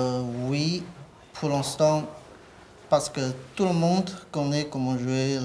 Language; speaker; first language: French; non-native, learner; Chinese